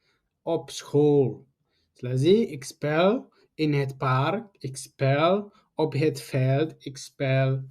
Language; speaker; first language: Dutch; non-native, fluent; Tigrinya